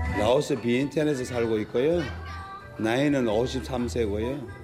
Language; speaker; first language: Korean; native; Korean